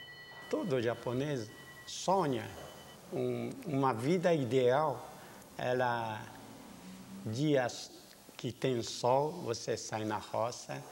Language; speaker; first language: Portuguese; non-native, fluent; Japanese